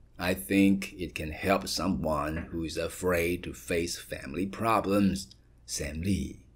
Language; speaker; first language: English; non-native, fluent; Chinese